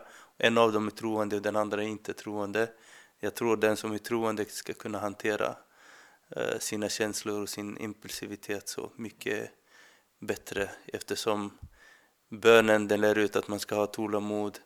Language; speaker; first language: Swedish; non-native, fluent; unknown